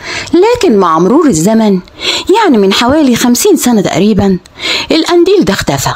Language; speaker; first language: Arabic; native; Arabic